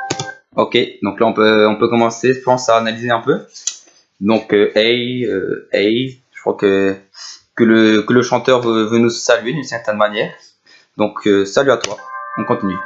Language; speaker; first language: French; native; French